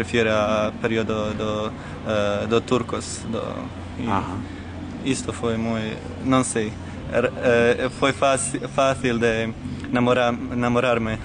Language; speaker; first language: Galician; non-native, learner; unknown